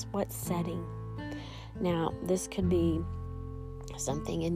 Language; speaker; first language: English; native; English